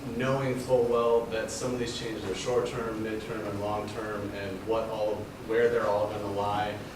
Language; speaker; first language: English; native; English